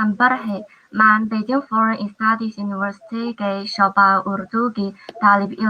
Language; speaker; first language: Hindi; non-native, fluent; Chinese